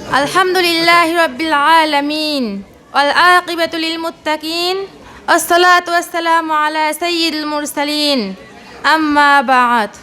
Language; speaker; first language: Arabic; non-native, learner; Bangla